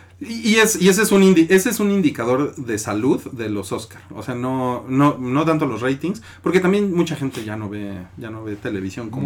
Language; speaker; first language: Spanish; native; Spanish